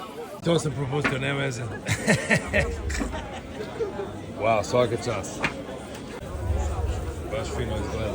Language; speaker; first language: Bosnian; non-native, fluent; English